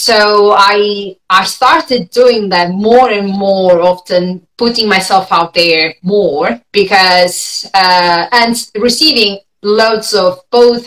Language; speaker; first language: English; non-native, fluent; Italian